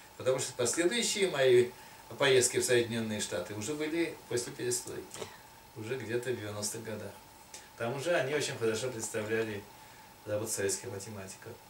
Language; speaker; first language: Russian; non-native, local second language; Tatar